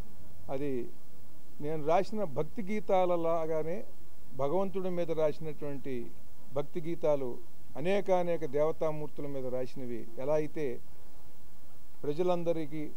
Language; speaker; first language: Telugu; native; Telugu